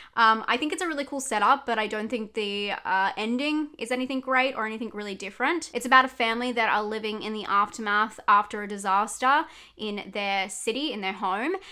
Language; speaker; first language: English; native; English